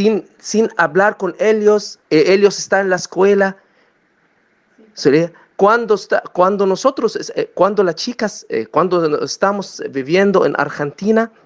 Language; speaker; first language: Spanish; non-native, learner; Arabic